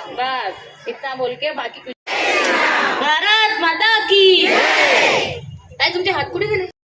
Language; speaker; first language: Hindi; non-native, local second language; Marathi